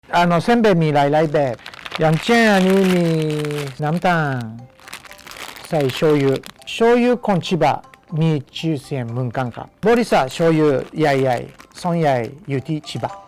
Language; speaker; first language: Thai; non-native, fluent; Japanese